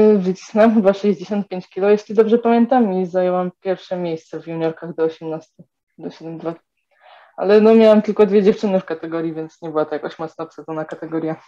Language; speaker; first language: Polish; native; Polish